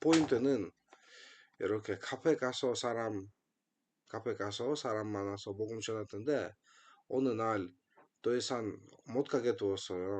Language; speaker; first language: Korean; non-native, fluent; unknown